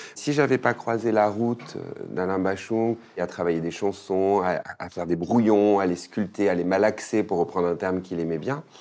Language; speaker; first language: French; native; French